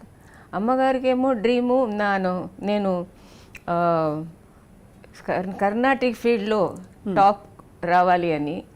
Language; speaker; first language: Telugu; non-native, local second language; Tamil